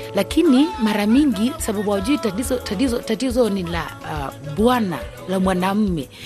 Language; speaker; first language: Swahili; non-native, local second language; Luyia